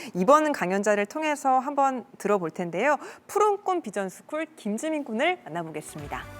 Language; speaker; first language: Korean; native; Korean